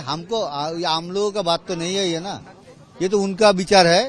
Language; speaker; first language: Hindi; non-native, local second language; Bangla